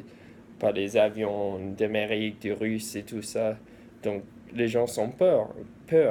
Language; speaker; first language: French; early bilingual, heritage; English